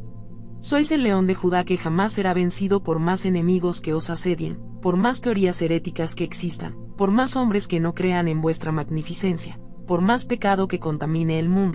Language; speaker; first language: Spanish; native; Spanish